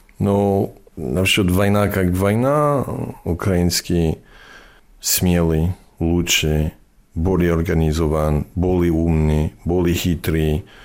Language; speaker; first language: Russian; non-native, fluent; English